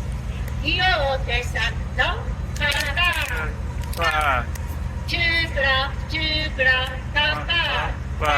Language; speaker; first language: Japanese; native; Japanese